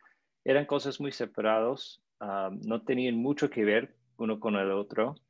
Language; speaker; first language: Spanish; non-native, fluent; English